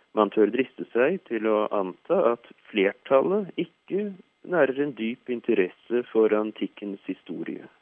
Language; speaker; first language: Norwegian; native; Norwegian